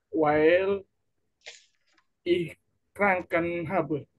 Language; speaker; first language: German; non-native, learner; Indonesian